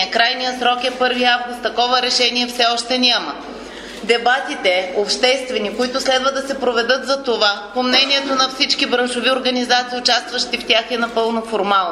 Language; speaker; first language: Bulgarian; native; Bulgarian